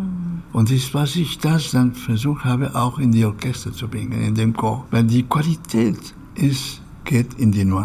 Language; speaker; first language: German; non-native, learner; Catalan